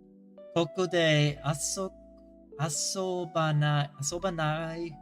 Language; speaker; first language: Japanese; non-native, learner; English